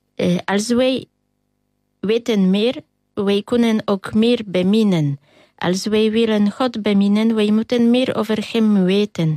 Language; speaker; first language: Dutch; non-native, learner; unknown